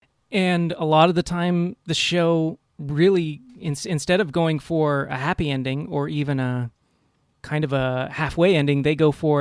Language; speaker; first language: English; native; English